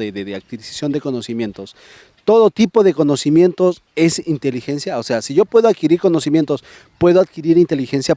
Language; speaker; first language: Spanish; native; Spanish